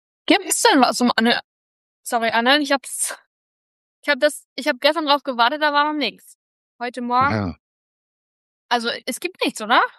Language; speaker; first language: German; native; German